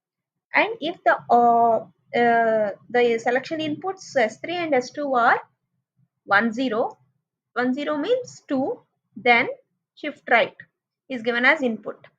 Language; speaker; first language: English; non-native, local second language; Telugu